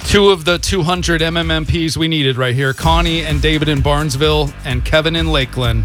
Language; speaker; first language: English; native; English